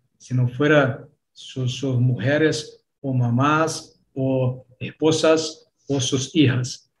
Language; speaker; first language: Spanish; non-native, learner; Portuguese